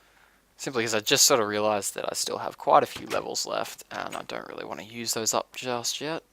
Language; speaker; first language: English; native; English